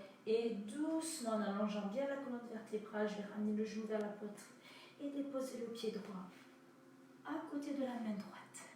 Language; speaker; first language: French; native; French